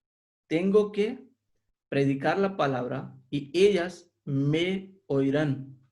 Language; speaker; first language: Spanish; non-native, fluent; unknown